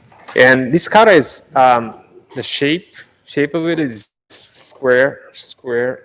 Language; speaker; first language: English; non-native, fluent; Japanese